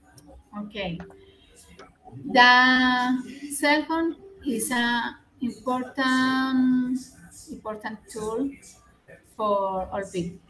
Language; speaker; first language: English; non-native, learner; Spanish